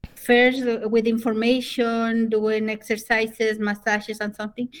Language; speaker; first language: English; non-native, fluent; Spanish